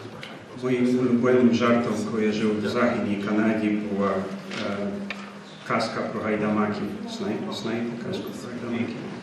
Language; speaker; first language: Ukrainian; early bilingual, heritage; Ukrainian